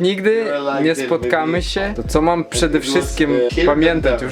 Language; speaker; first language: Polish; non-native, fluent; Russian